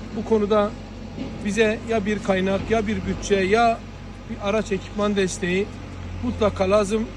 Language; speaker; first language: Turkish; native; Turkish